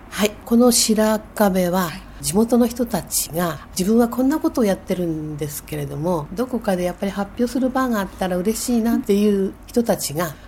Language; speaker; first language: Japanese; native; Japanese